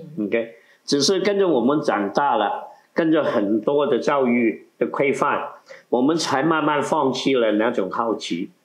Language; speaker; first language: Chinese; non-native, local second language; Cantonese